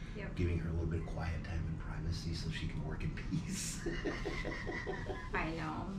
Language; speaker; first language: English; native; English